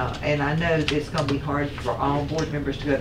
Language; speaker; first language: English; native; English